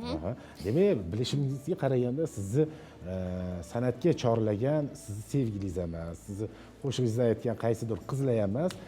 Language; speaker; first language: Uzbek; native; Uzbek